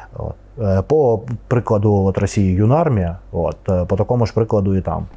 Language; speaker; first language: Ukrainian; non-native, local second language; Russian